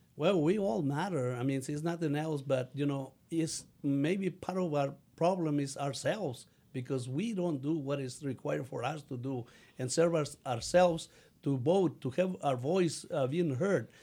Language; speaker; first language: English; non-native, fluent; Spanish